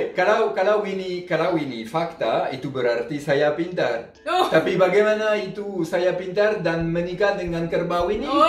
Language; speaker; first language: Indonesian; non-native, fluent; French